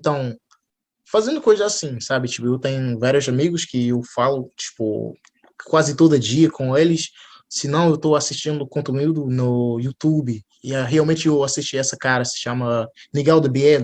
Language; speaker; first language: Portuguese; non-native, fluent; English